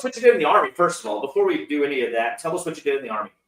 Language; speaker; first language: English; native; English